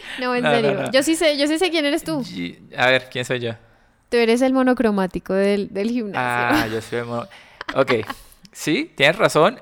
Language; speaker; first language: Spanish; native; Spanish